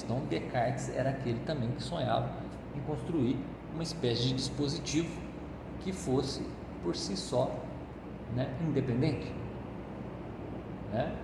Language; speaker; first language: Portuguese; native; Portuguese